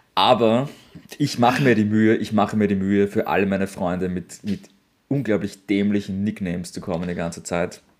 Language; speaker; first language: German; native; German